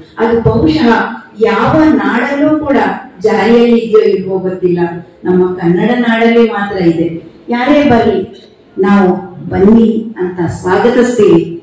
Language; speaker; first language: Kannada; non-native, local second language; Konkani